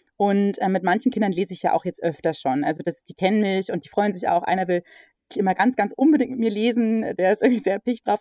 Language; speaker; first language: German; early bilingual, other home language; English